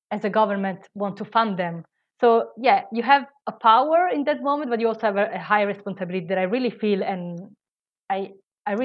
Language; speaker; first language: English; non-native, fluent; Italian